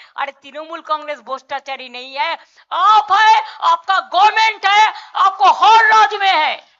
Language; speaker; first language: Hindi; non-native, local second language; Bangla